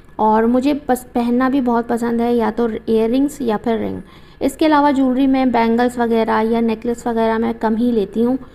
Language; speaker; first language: Urdu; native; Urdu